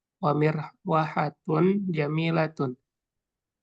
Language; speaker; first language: Arabic; non-native, learner; Indonesian